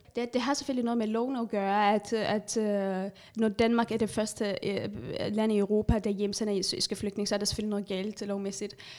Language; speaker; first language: Danish; non-native, fluent; Arabic